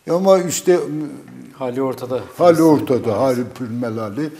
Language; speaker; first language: Turkish; native; Turkish